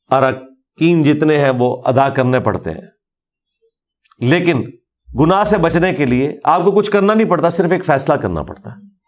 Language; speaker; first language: Urdu; non-native, local second language; Punjabi